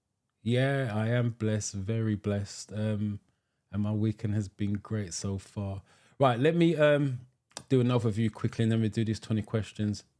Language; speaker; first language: English; native; English